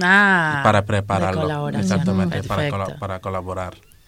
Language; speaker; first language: Spanish; non-native, fluent; Serer